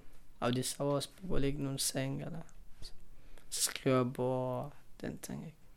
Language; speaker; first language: Danish; non-native, learner; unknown